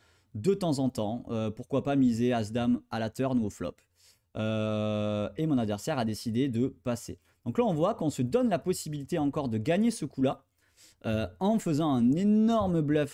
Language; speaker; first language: French; native; French